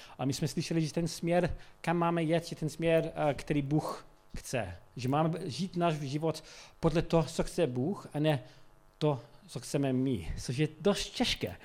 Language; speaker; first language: Czech; non-native, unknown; English